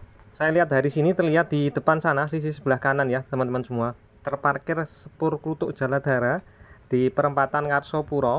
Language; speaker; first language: Indonesian; native; Indonesian